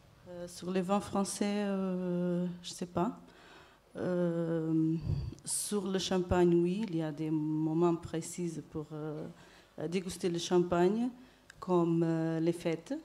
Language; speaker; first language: French; non-native, fluent; Portuguese